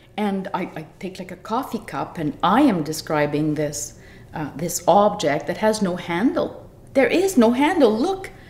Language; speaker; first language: English; native; English